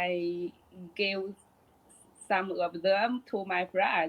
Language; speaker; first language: English; non-native, learner; Chinese